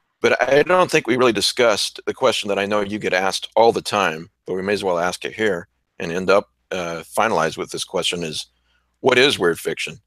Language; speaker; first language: English; native; English